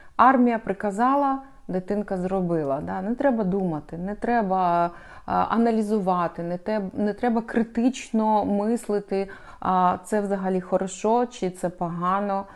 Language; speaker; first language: Ukrainian; non-native, local second language; Russian